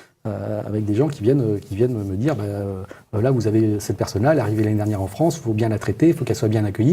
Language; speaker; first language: French; native; French